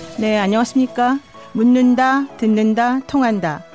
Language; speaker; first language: Korean; native; Korean